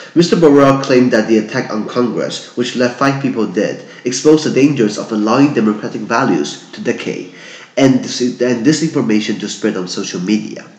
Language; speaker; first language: English; non-native, fluent; Chinese